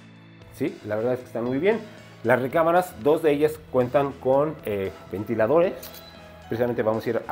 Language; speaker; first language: Spanish; native; Spanish